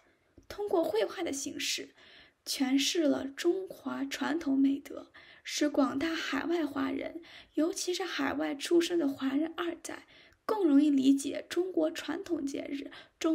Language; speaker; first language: Chinese; early bilingual, heritage; Chinese